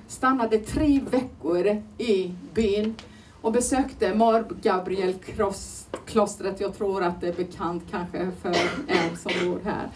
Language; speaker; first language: Swedish; non-native, fluent; Turoyo